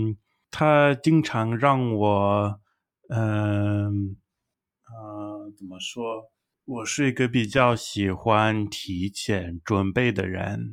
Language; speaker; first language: Chinese; non-native, learner; English